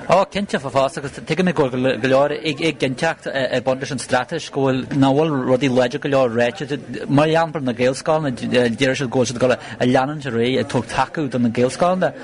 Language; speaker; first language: Irish; native; Irish